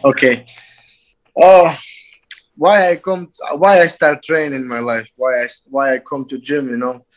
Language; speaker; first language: English; non-native, learner; Azerbaijani